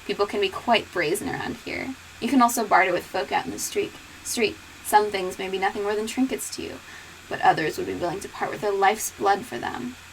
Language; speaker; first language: English; native; English